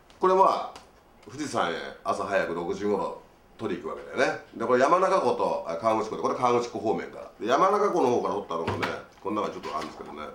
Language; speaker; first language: Japanese; native; Japanese